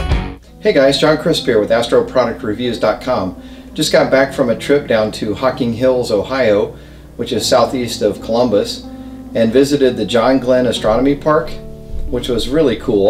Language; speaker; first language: English; native; English